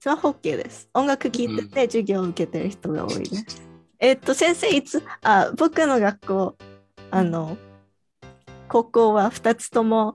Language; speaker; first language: Japanese; early bilingual, heritage; Japanese